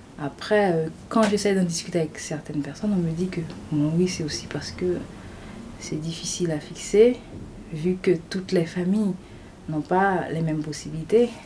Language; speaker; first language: French; non-native, local second language; Haitian Creole